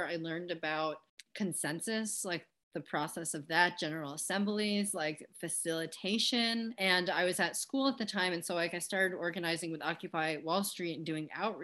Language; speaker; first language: English; native; English